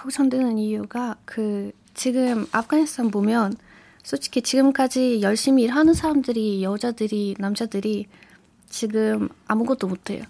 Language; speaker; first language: Korean; non-native, learner; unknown